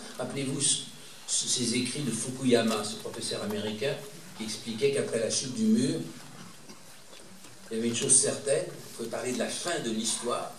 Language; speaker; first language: French; native; French